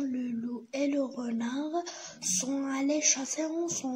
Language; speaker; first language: French; non-native, learner; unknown